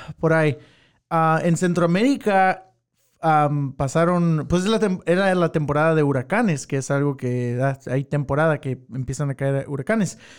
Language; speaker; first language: Spanish; early bilingual, heritage; Spanish